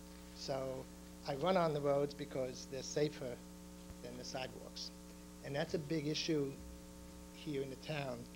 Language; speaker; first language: English; native; English